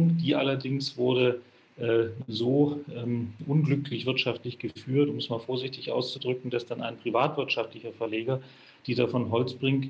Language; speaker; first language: German; native; German